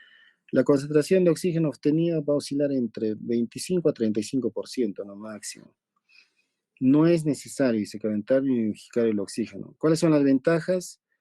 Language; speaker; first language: Spanish; native; Spanish